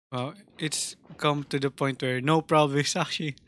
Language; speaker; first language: English; non-native, local second language; Filipino